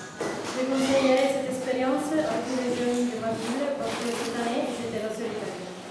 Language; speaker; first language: French; non-native, learner; Italian